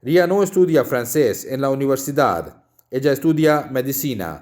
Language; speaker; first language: Spanish; non-native, learner; Urdu